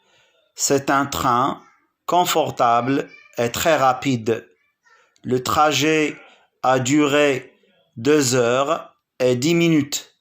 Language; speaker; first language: French; non-native, local second language; Arabic